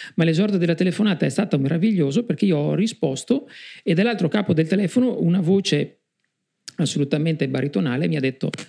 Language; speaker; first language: Italian; native; Italian